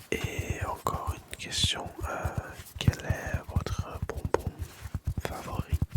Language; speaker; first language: French; early bilingual, other home language; Dutch